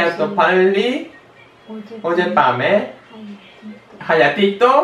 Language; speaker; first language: Korean; non-native, learner; Japanese